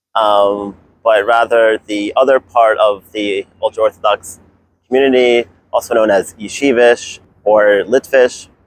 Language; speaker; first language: English; native; English